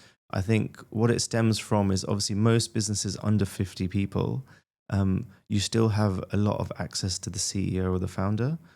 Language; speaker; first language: English; native; English